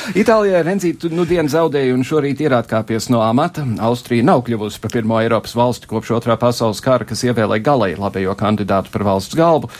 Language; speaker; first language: Latvian; early bilingual, heritage; Latvian